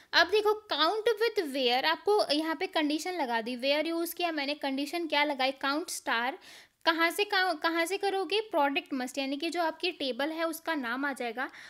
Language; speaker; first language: Hindi; native; Hindi